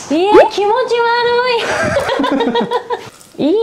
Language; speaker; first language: Japanese; native; Japanese